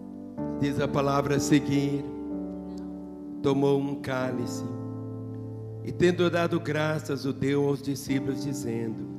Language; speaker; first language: Portuguese; native; Portuguese